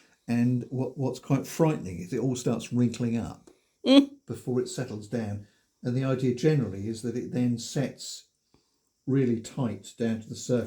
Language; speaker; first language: English; native; English